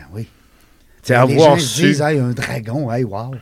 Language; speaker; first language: French; native; French